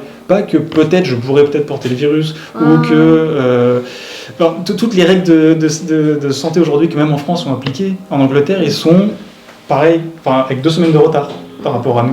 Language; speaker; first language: French; native; French